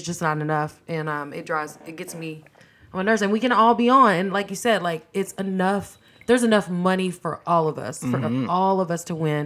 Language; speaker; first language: English; native; English